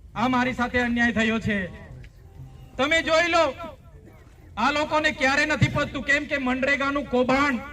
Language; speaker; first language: Gujarati; non-native, local second language; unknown